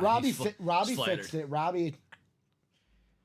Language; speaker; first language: English; native; English